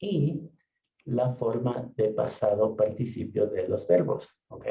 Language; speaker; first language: Spanish; non-native, fluent; English